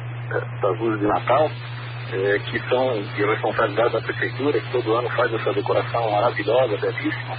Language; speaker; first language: Portuguese; native; Portuguese